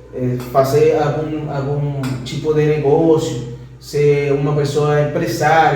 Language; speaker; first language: Portuguese; non-native, fluent; Spanish